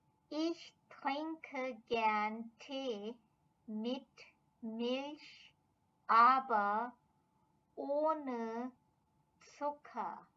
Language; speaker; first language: German; non-native, fluent; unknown